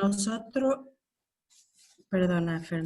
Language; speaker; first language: Spanish; non-native, fluent; Portuguese